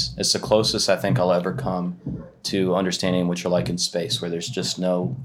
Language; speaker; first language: English; native; English